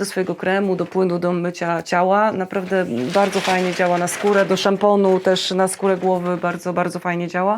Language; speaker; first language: Polish; native; Polish